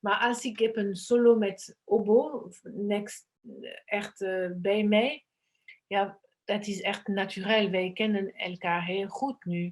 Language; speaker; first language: Dutch; non-native, fluent; French